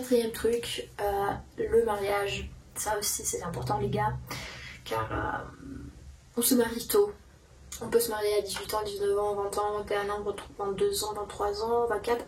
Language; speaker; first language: French; non-native, fluent; Russian